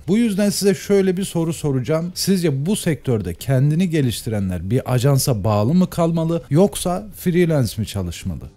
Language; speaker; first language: Turkish; native; Turkish